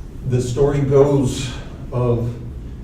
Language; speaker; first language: English; native; English